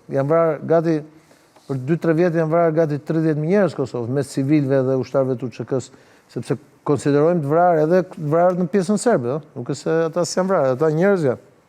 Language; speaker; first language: Albanian; native; Albanian